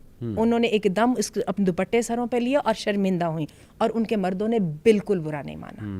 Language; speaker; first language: Urdu; native; Urdu